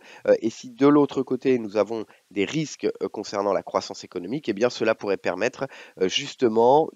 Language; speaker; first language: French; native; French